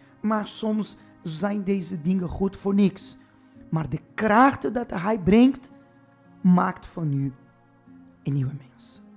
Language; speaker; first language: Dutch; non-native, fluent; Portuguese